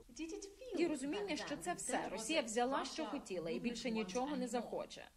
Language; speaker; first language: Ukrainian; native; Ukrainian